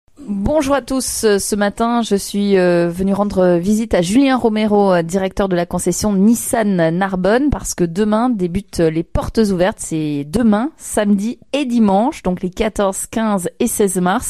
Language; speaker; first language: French; native; French